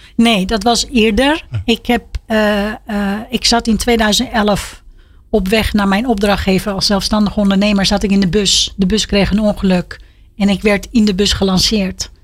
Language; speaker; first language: Dutch; non-native, fluent; Persian